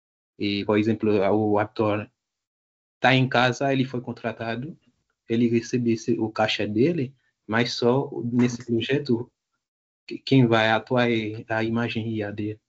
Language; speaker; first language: Portuguese; non-native, learner; Haitian Creole